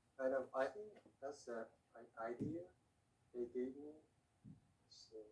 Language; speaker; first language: English; non-native, learner; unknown